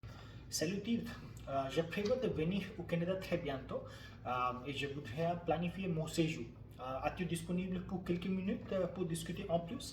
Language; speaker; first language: French; non-native, learner; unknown